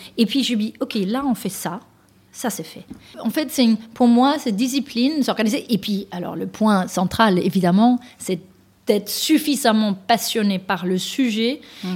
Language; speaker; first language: French; non-native, fluent; Danish